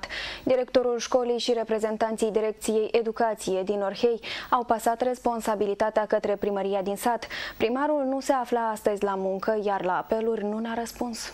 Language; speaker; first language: Romanian; native; Romanian